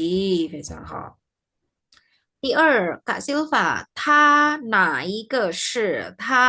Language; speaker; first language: Chinese; non-native, fluent; Indonesian